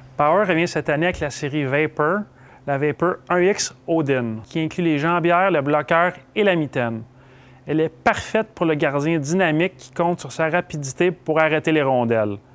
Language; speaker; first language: French; native; French